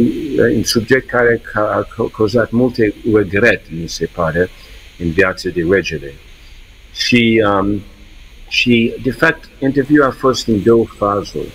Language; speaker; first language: Romanian; early bilingual, heritage; English